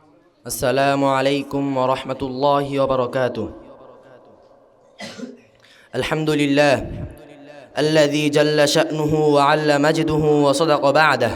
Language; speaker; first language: Arabic; non-native, learner; Bangla